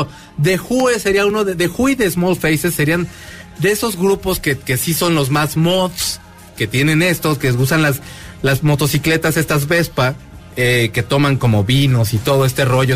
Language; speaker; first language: Spanish; native; Spanish